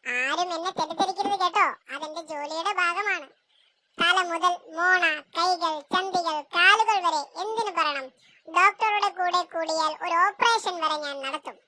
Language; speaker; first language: Malayalam; native; Malayalam